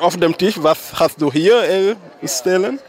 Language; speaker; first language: German; non-native, learner; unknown